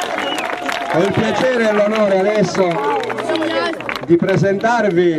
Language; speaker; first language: Italian; native; Italian